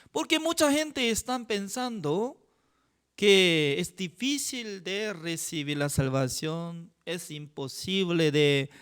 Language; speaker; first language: Spanish; non-native, fluent; Korean